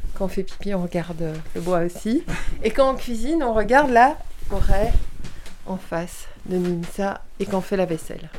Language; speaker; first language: French; early bilingual, heritage; French